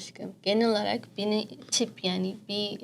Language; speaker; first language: Turkish; non-native, learner; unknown